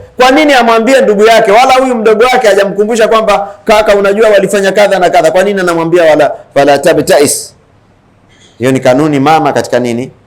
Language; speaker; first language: Swahili; native; Swahili